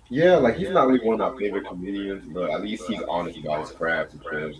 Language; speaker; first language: English; native; English